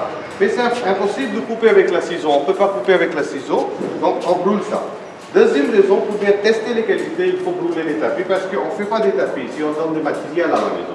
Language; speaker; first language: French; non-native, learner; Hindi